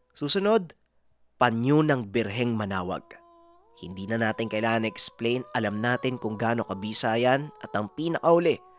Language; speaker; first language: Filipino; native; Filipino